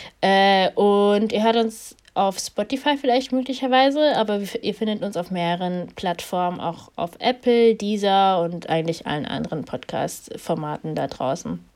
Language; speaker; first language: German; early bilingual, other home language; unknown